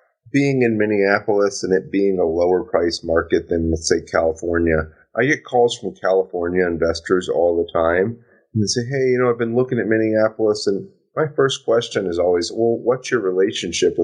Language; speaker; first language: English; native; English